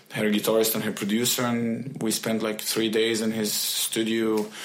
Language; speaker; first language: English; non-native, fluent; Arabic